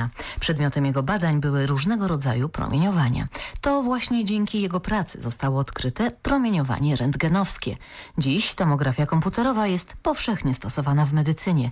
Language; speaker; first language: Polish; native; Polish